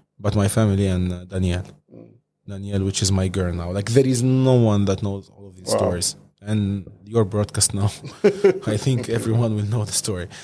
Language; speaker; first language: English; non-native, fluent; Arabic